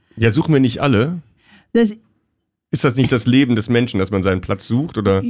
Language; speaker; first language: German; native; German